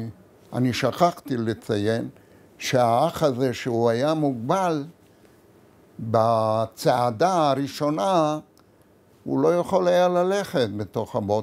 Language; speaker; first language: Hebrew; non-native, fluent; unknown